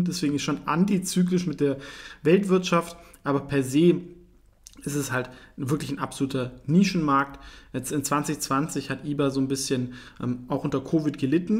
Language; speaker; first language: German; native; German